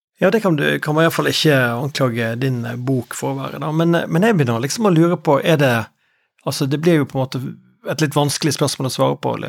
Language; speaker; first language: Norwegian; native; Norwegian